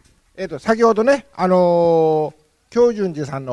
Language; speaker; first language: Japanese; native; Japanese